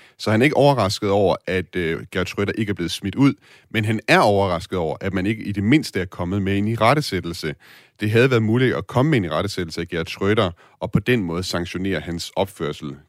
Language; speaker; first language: Danish; native; Danish